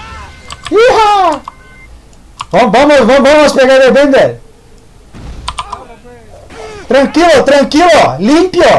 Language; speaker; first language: Spanish; non-native, learner; Portuguese